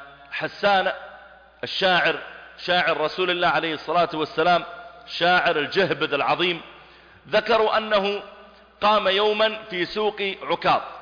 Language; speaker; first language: Arabic; native; Arabic